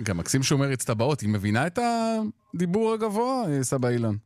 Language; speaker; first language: Hebrew; native; Hebrew